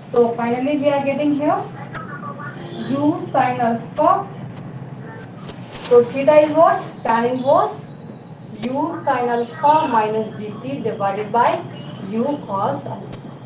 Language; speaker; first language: English; non-native, local second language; Hindi